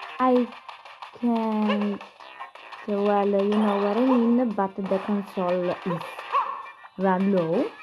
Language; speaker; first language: English; non-native, learner; Italian